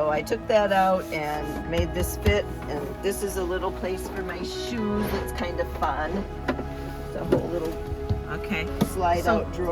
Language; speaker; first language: English; native; English